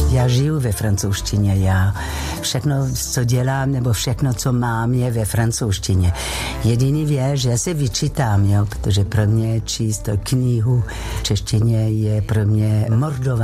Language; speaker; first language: Czech; non-native, fluent; French